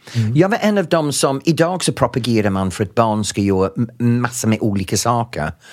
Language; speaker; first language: Swedish; non-native, fluent; English